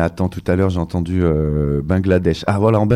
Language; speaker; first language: French; native; French